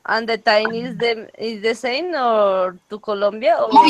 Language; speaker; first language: English; non-native, learner; Spanish